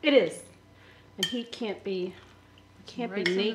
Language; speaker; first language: English; native; English